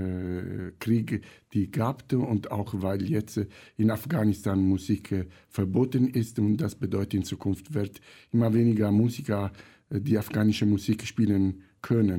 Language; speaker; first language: German; non-native, fluent; Italian